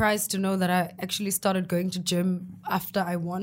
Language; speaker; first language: English; non-native, local second language; Xhosa